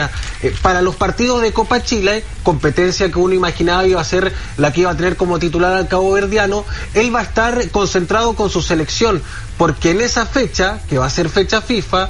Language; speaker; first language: Spanish; native; Spanish